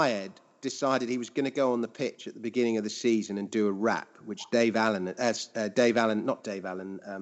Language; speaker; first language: English; native; English